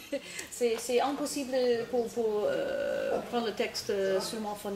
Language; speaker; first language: French; non-native, learner; English